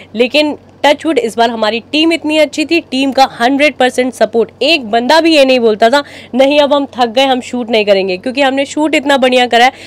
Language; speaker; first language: Hindi; native; Hindi